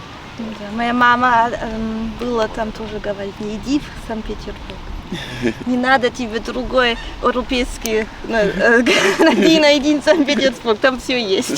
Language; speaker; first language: Russian; early bilingual, heritage; Russian